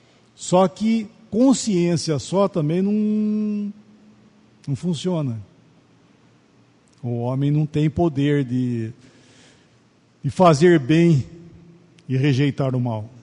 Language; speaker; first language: Portuguese; native; Portuguese